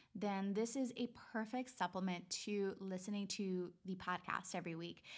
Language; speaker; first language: English; native; English